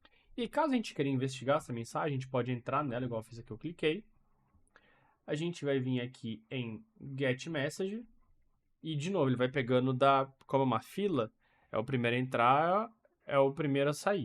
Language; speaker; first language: Portuguese; native; Portuguese